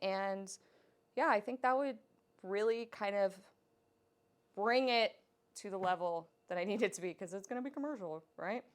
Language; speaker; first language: English; native; English